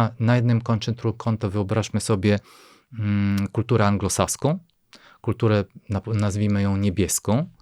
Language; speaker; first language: Polish; non-native, fluent; Bulgarian